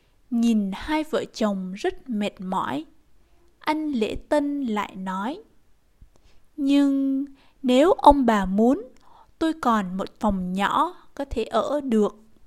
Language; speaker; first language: Vietnamese; native; Vietnamese